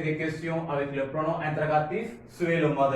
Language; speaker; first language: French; non-native, fluent; Tamil